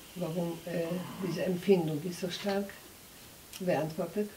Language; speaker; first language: German; non-native, learner; Polish